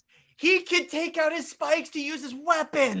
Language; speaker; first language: English; native; English